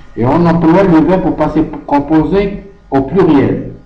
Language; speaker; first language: French; non-native, local second language; Arabic